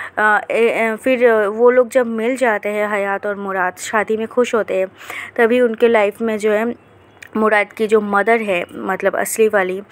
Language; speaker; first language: Hindi; non-native, local second language; Bangla